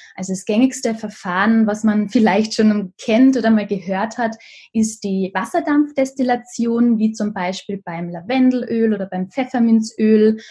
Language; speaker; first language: German; native; German